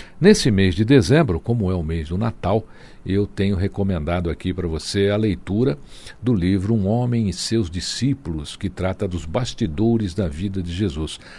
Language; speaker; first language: Portuguese; native; Portuguese